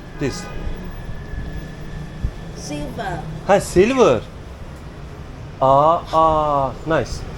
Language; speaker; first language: English; non-native, learner; Turkish